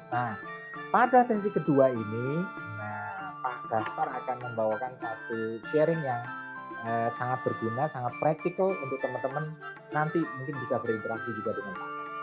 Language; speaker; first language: Indonesian; native; Indonesian